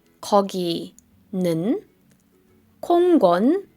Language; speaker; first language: Korean; non-native, fluent; Polish